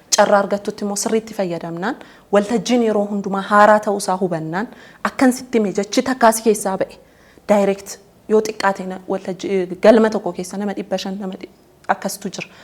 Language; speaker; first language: Oromo; native; Oromo